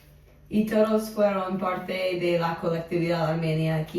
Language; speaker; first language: Spanish; non-native, fluent; English